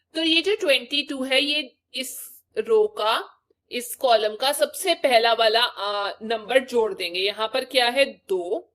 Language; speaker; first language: Hindi; non-native, local second language; Punjabi